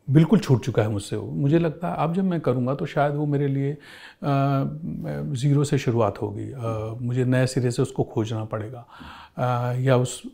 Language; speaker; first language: Hindi; native; Hindi